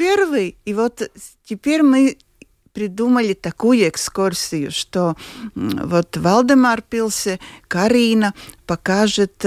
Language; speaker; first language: Russian; non-native, local second language; Latvian